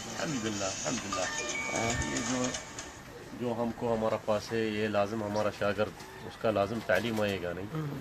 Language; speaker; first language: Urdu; non-native, learner; Arabic